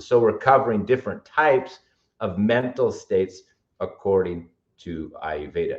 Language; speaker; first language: English; native; English